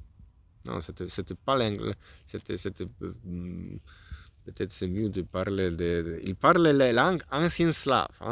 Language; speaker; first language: French; non-native, learner; Polish